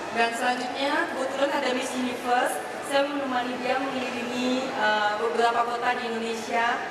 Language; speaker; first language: Indonesian; non-native, local second language; Minangkabau